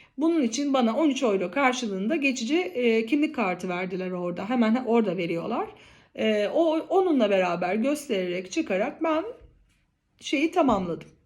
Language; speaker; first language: Turkish; native; Turkish